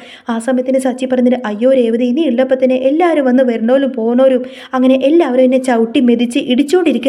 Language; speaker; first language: Malayalam; native; Malayalam